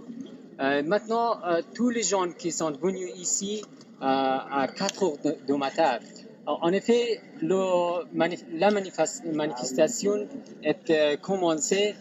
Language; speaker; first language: French; non-native, learner; Persian